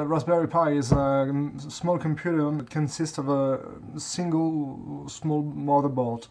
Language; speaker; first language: English; non-native, fluent; French